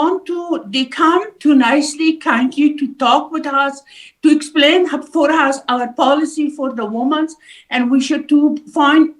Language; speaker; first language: English; non-native, learner; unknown